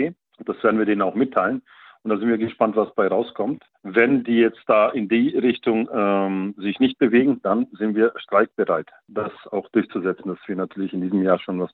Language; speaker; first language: German; native; German